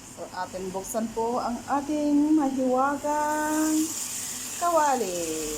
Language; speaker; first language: Filipino; non-native, local second language; Iloko